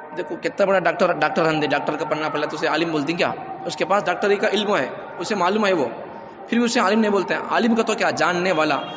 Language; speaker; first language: Urdu; native; Urdu